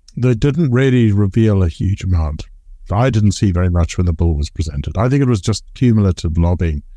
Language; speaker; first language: English; native; English